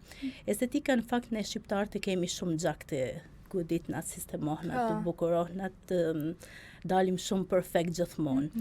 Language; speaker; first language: Albanian; early bilingual, heritage; Albanian